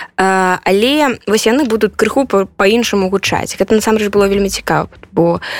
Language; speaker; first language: Belarusian; non-native, local second language; Russian